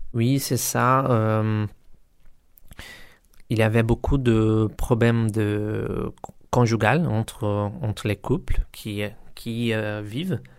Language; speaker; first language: French; non-native, learner; Portuguese